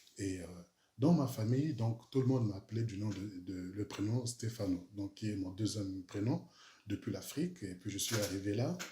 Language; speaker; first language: French; early bilingual, other home language; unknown